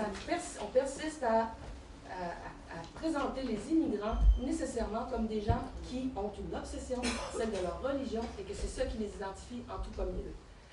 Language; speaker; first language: French; native; French